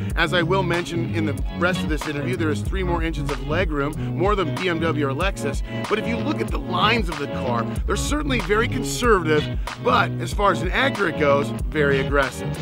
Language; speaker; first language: English; native; English